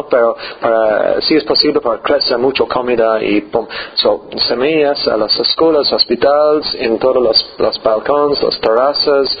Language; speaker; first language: Spanish; non-native, learner; English